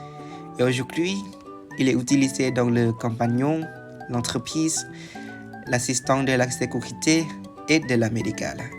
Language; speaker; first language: French; non-native, learner; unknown